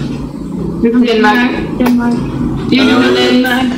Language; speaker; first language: English; non-native, learner; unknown